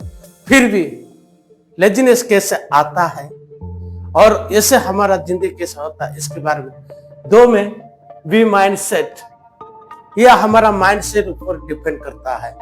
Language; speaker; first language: Hindi; non-native, local second language; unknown